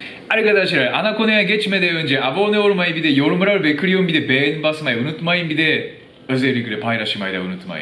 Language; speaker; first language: Turkish; non-native, fluent; Japanese